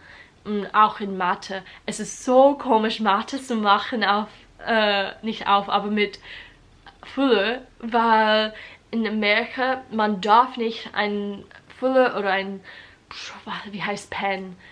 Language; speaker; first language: German; non-native, learner; English